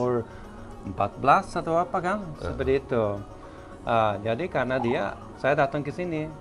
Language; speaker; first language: Indonesian; non-native, fluent; Swedish